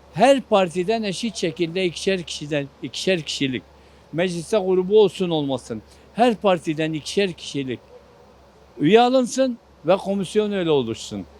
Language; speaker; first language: Turkish; non-native, local second language; Kurdish